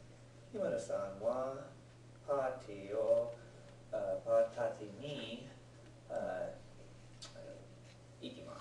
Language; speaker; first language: Japanese; non-native, learner; English